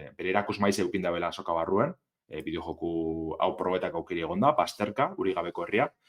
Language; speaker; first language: Basque; native; Basque